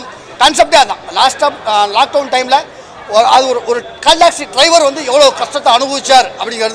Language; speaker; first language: Tamil; native; Tamil